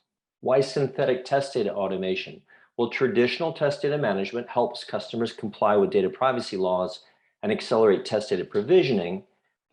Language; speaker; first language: English; native; English